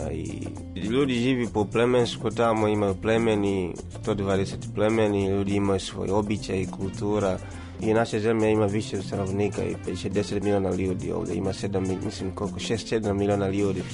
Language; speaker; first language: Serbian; non-native, learner; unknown